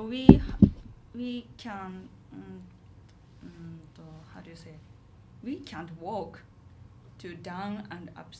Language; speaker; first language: English; non-native, learner; Japanese